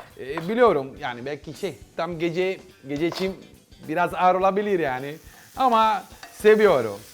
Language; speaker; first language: Turkish; non-native, learner; Italian